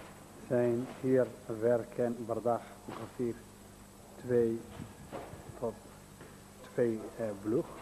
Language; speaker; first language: Dutch; non-native, learner; Somali